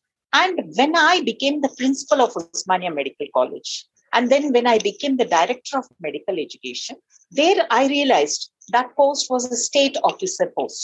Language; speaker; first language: English; non-native, local second language; Telugu